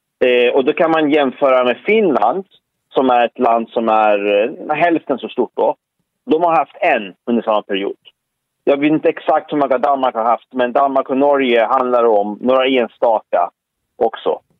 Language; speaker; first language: Swedish; early bilingual, other home language; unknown